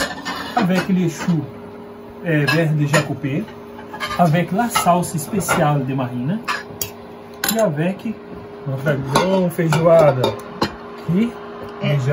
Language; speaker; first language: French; non-native, learner; Portuguese